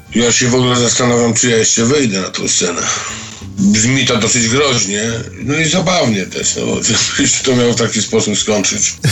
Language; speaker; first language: Polish; native; Polish